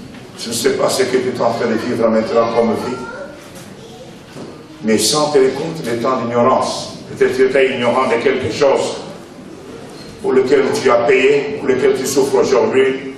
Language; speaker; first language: French; non-native, local second language; Lingala